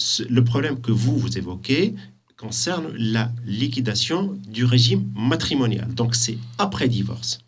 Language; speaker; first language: French; native; French